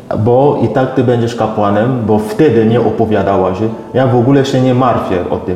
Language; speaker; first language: Polish; non-native, fluent; French